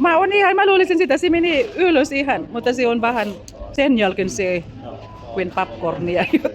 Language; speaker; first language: Finnish; non-native, learner; Filipino